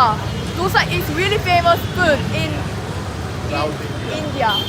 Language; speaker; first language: English; non-native, learner; Korean